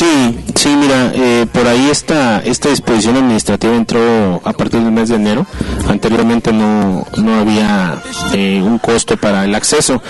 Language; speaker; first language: Spanish; native; Spanish